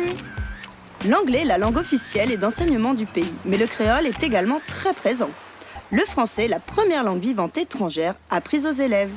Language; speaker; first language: French; native; French